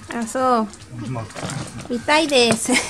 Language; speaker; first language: Japanese; non-native, learner; Spanish